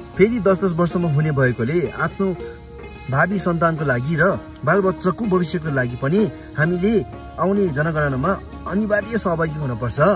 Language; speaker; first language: Nepali; non-native, local second language; Sherpa